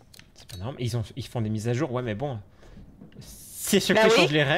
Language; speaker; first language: French; native; French